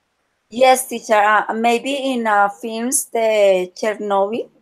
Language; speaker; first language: English; non-native, learner; Spanish